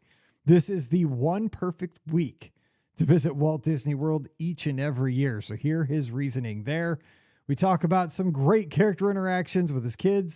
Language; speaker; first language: English; native; English